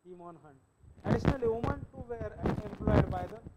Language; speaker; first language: English; non-native, local second language; Marathi